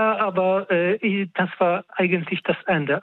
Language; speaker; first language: German; non-native, fluent; Polish